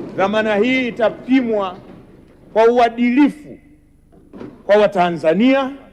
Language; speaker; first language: Swahili; native; Swahili